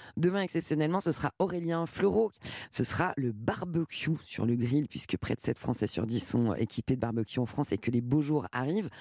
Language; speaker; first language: French; native; French